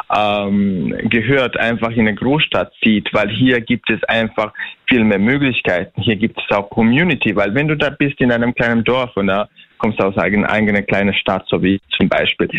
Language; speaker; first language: German; non-native, fluent; Bosnian